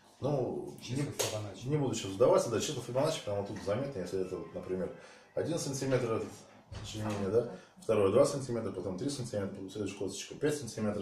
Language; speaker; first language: Russian; native; Russian